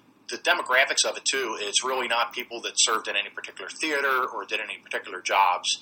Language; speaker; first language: English; native; English